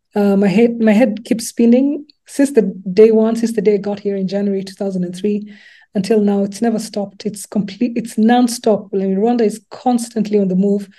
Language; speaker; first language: English; non-native, local second language; Luba-Lulua